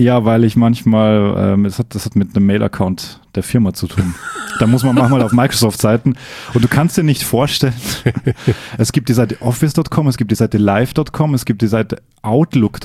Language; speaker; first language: German; native; German